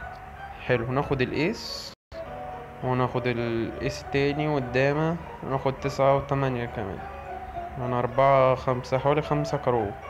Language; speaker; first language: Arabic; native; Arabic